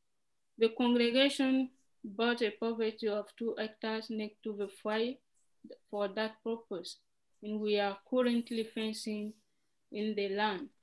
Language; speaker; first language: English; non-native, fluent; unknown